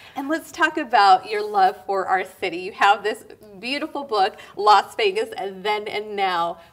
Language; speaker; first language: English; native; English